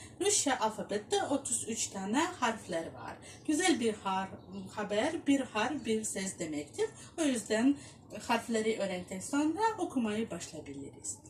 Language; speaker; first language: Turkish; non-native, fluent; Russian